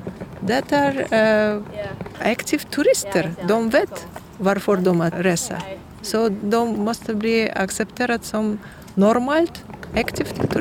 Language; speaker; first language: Swedish; non-native, learner; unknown